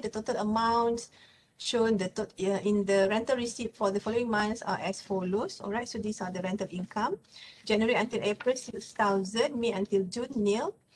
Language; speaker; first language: English; non-native, local second language; Malay